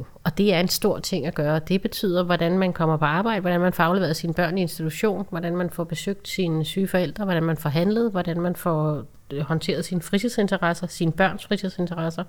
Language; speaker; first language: Danish; native; Danish